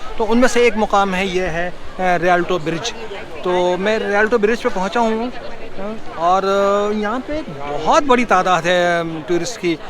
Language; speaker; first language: Urdu; non-native, local second language; Punjabi